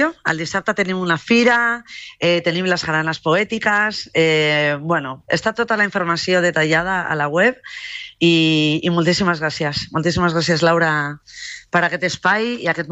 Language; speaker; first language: Catalan; non-native, local second language; Spanish